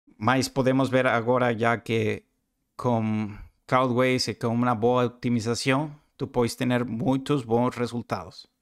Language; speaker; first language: Portuguese; non-native, learner; Spanish